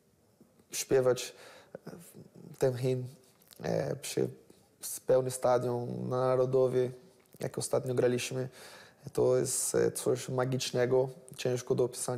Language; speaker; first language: Polish; non-native, learner; Portuguese